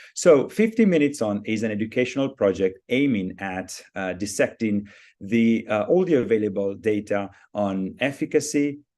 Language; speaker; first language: English; non-native, fluent; Italian